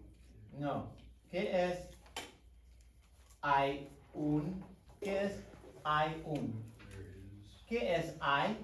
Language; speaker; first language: Spanish; non-native, fluent; English